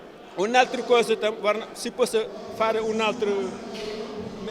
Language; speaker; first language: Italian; non-native, learner; Wolof